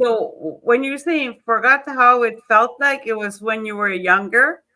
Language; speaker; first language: English; non-native, fluent; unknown